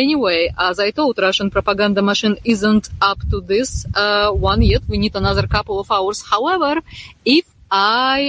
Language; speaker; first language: English; non-native, fluent; Russian